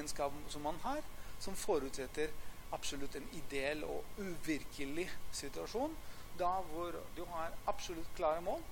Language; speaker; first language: Norwegian; non-native, fluent; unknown